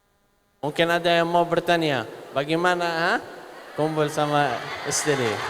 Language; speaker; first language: Indonesian; non-native, learner; Arabic